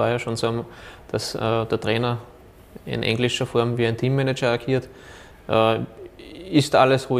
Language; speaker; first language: German; native; German